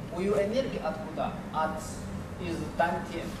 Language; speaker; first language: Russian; non-native, learner; Chinese